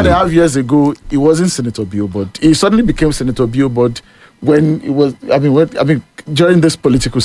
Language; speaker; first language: English; non-native, local second language; Yoruba